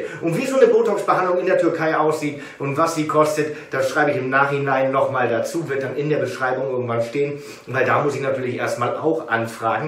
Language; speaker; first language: German; native; German